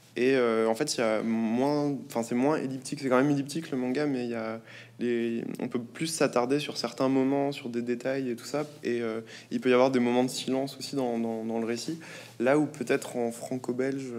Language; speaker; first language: French; native; French